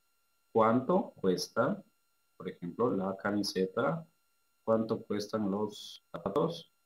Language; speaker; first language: Spanish; non-native, fluent; Russian